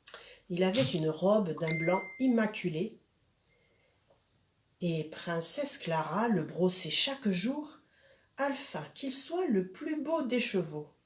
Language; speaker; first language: French; native; French